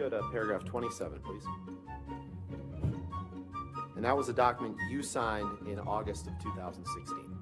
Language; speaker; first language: English; native; English